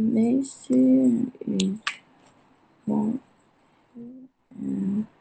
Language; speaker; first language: English; non-native, learner; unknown